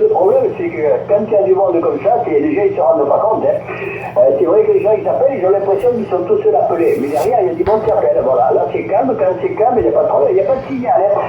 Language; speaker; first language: French; native; French